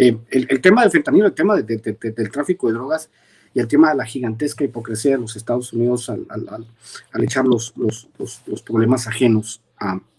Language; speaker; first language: Spanish; native; Spanish